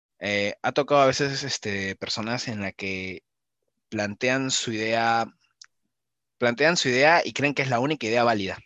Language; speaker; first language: Spanish; native; Spanish